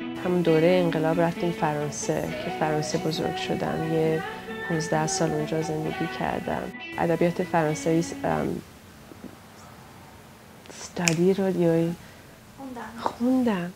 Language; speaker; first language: Persian; early bilingual, heritage; Persian